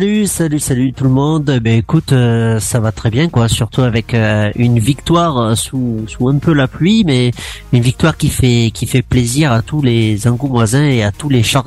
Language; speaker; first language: French; native; French